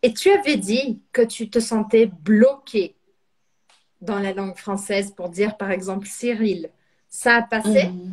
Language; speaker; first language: French; non-native, fluent; Portuguese